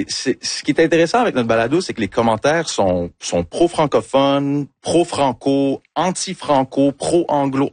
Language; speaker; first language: French; early bilingual, heritage; French